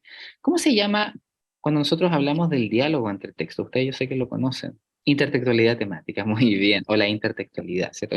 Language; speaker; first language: Spanish; native; Spanish